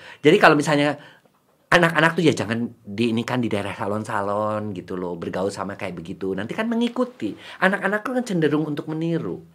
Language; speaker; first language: Indonesian; native; Indonesian